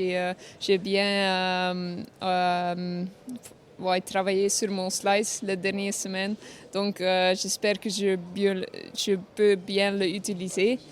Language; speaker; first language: French; non-native, fluent; Dutch